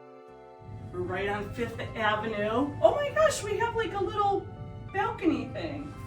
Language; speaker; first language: English; native; English